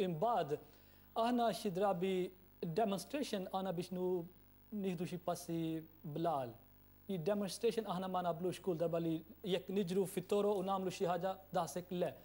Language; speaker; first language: Maltese; non-native, fluent; Urdu